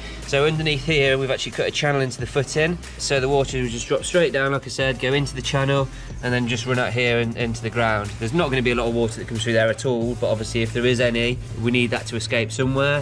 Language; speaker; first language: English; native; English